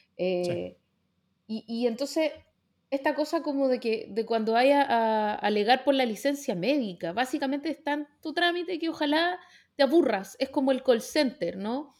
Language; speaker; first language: Spanish; native; Spanish